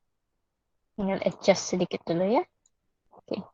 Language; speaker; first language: Malay; native; Malay